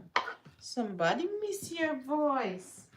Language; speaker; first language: English; non-native, learner; Filipino